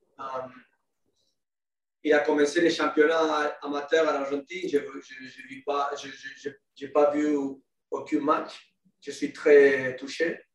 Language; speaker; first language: French; non-native, learner; Spanish